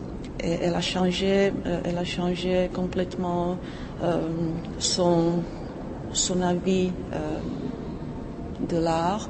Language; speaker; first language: French; non-native, fluent; Czech